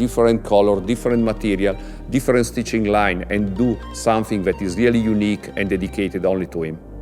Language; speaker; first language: English; non-native, fluent; Italian